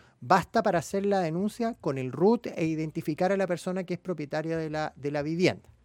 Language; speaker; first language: Spanish; native; Spanish